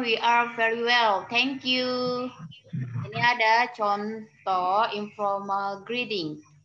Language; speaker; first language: English; non-native, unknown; Indonesian